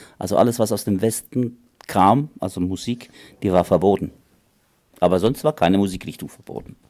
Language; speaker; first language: German; non-native, fluent; Romanian